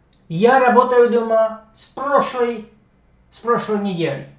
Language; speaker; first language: Russian; non-native, fluent; Slovak